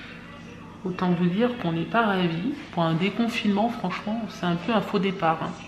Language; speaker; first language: French; native; French